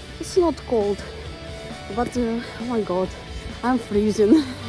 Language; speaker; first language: English; non-native, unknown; Ukrainian